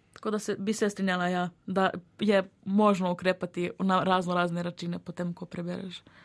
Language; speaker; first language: Slovenian; early bilingual, other home language; Serbian